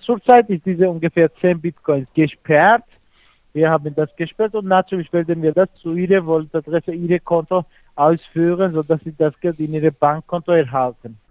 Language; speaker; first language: German; non-native, fluent; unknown